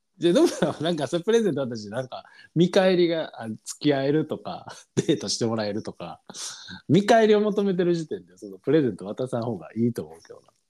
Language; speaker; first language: Japanese; native; Japanese